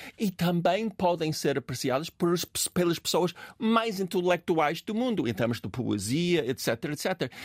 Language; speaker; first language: Portuguese; non-native, fluent; English